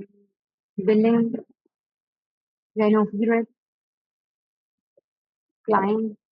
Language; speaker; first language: German; non-native, learner; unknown